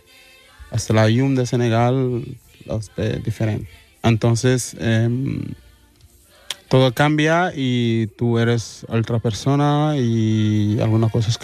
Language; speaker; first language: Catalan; early bilingual, other home language; Wolof